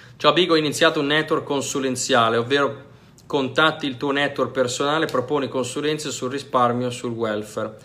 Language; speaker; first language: Italian; native; Italian